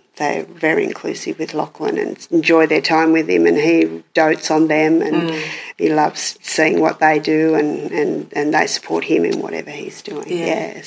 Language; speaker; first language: English; native; English